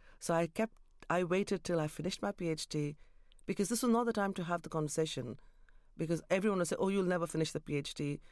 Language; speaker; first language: English; non-native, local second language; Urdu